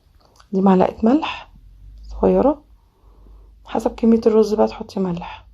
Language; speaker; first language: Arabic; native; Arabic